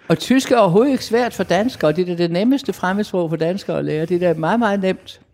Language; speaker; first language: Danish; native; Danish